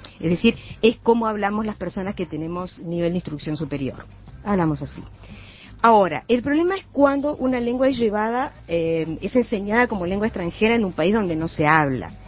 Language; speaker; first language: Spanish; native; Spanish